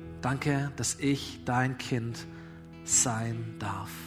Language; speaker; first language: German; native; German